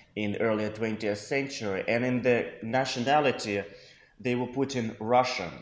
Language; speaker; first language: English; non-native, fluent; Russian